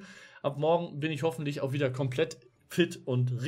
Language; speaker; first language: German; native; German